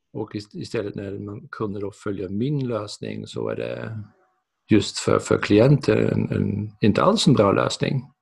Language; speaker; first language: Swedish; non-native, fluent; Dutch